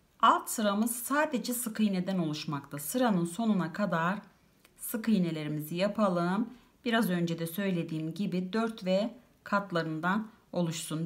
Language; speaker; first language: Turkish; native; Turkish